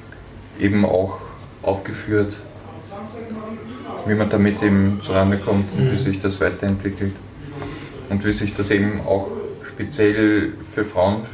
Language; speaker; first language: German; native; German